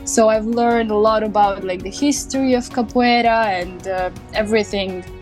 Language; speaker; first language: English; non-native, learner; Macedonian